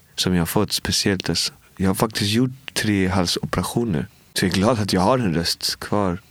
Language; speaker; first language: Swedish; native; Swedish